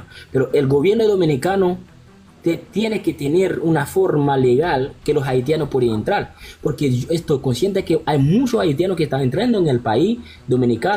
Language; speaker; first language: Spanish; non-native, local second language; Haitian Creole